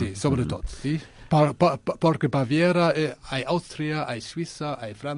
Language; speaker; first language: Spanish; non-native, learner; German